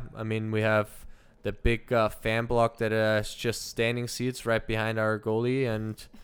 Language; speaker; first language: English; early bilingual, other home language; German